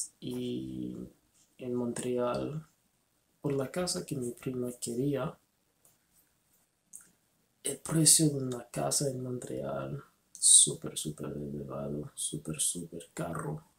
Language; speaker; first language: Spanish; non-native, learner; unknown